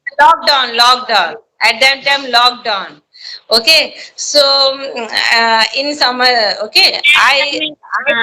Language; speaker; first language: English; non-native, learner; Hindi